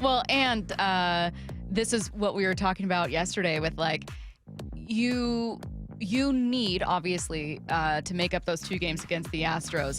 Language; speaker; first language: English; native; English